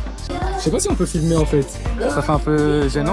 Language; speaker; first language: French; native; French